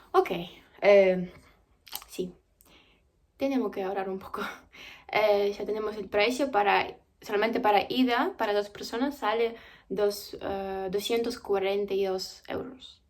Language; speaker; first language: Spanish; non-native, fluent; Ukrainian